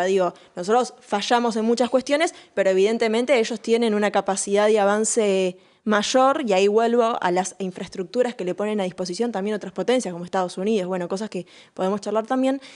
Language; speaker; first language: Spanish; native; Spanish